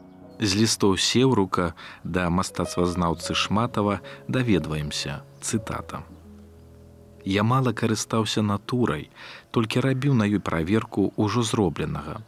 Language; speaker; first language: Belarusian; native; Belarusian